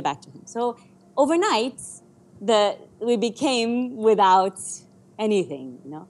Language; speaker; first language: English; non-native, fluent; Persian